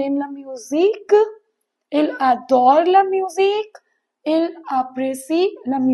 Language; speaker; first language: French; non-native, fluent; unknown